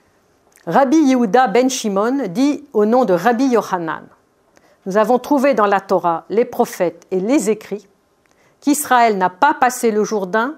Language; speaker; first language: French; native; French